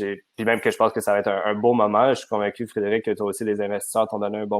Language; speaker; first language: French; native; French